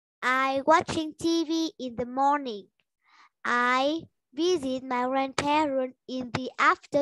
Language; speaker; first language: English; non-native, learner; Vietnamese